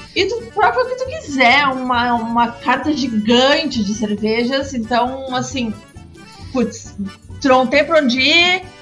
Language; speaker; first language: Portuguese; native; Portuguese